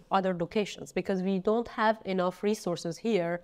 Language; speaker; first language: English; non-native, fluent; Persian